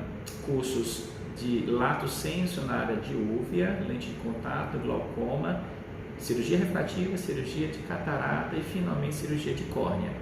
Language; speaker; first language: Portuguese; native; Portuguese